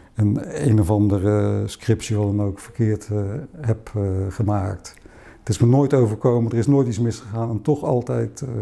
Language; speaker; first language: Dutch; native; Dutch